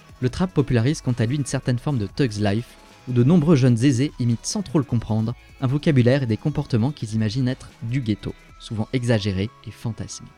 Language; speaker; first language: French; native; French